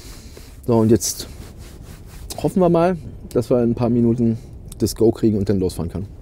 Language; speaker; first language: German; native; German